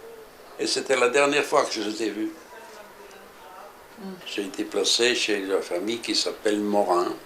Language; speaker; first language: French; early bilingual, other home language; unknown